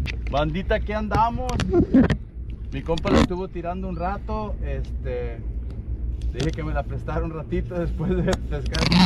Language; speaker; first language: Spanish; native; Spanish